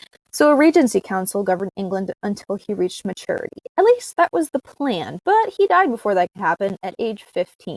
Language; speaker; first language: English; native; English